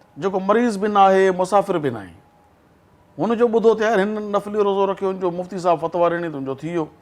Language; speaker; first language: Sindhi; native; Sindhi